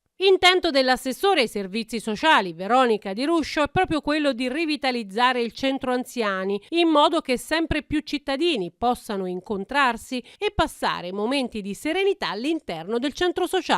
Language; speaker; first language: Italian; native; Italian